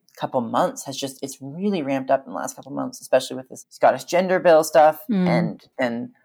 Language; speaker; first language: English; native; English